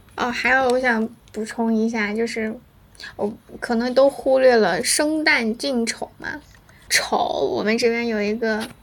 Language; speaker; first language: Chinese; native; Chinese